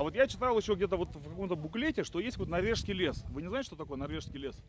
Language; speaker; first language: Russian; native; Russian